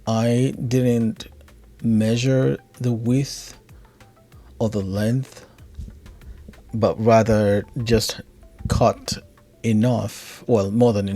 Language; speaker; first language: English; native; English